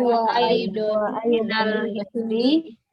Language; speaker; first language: Arabic; non-native, learner; Indonesian